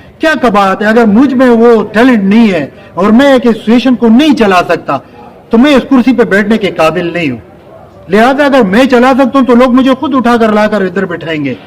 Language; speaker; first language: Urdu; non-native, local second language; Pashto